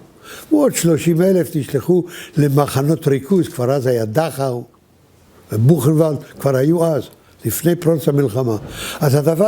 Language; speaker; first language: Hebrew; early bilingual, other home language; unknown